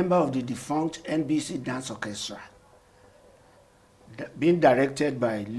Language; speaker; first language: English; non-native, local second language; Yoruba